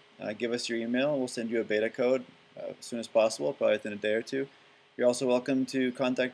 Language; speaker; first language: English; native; English